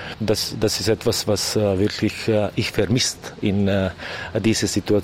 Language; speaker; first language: German; non-native, learner; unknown